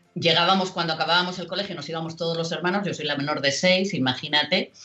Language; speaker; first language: Spanish; native; Spanish